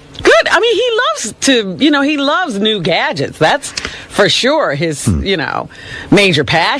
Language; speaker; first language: English; native; English